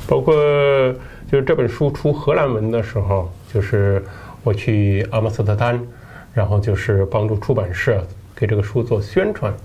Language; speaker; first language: Chinese; native; Chinese